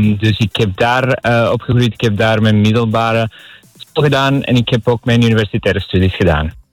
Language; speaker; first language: Dutch; early bilingual, other home language; Spanish